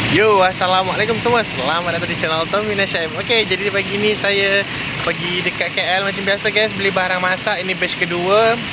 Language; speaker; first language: Malay; non-native, fluent; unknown